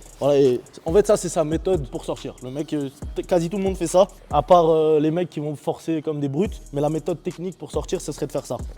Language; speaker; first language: French; early bilingual, other home language; Chechen